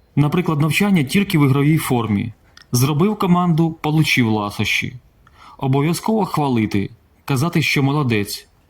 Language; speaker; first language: Ukrainian; non-native, local second language; Russian